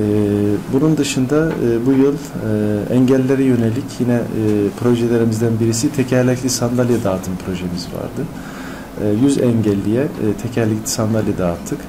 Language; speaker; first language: Turkish; native; Turkish